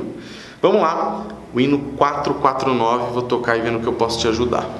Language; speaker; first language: Portuguese; native; Portuguese